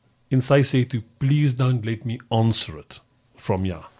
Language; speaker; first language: English; non-native, local second language; Afrikaans